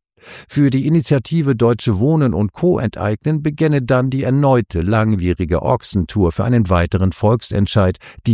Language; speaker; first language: German; native; German